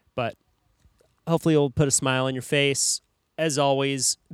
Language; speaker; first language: English; native; English